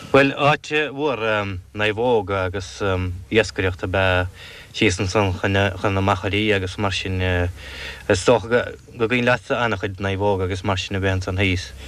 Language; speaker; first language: Irish; native; Irish